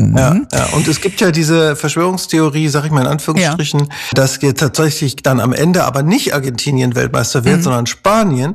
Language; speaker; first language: German; native; German